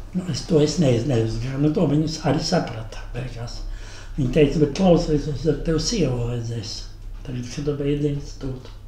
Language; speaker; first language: Latvian; native; Latvian